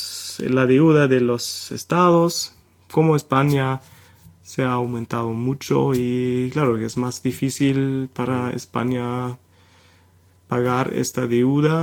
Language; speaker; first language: Spanish; non-native, fluent; German